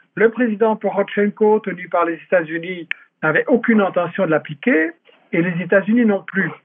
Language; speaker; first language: French; native; French